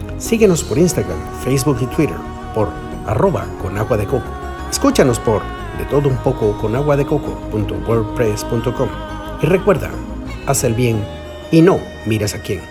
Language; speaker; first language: Spanish; native; Spanish